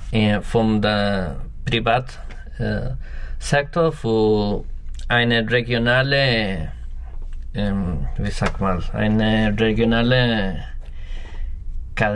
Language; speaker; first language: German; non-native, learner; Spanish